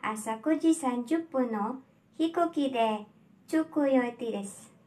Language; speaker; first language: Japanese; non-native, learner; Filipino